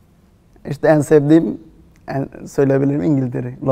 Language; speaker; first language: Turkish; non-native, fluent; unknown